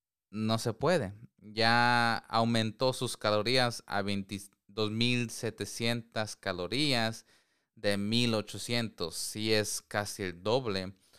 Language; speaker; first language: Spanish; early bilingual, heritage; Spanish